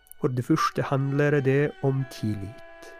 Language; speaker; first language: Norwegian; non-native, fluent; Polish